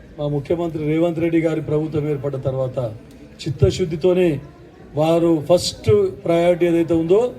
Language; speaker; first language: Telugu; native; Telugu